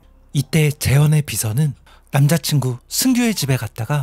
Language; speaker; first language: Korean; native; Korean